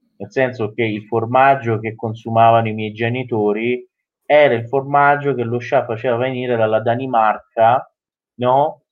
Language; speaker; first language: Italian; non-native, fluent; Persian